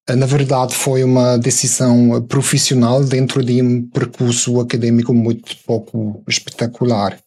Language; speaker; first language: Portuguese; non-native, fluent; German